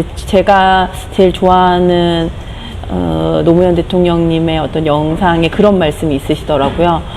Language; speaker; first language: Korean; native; Korean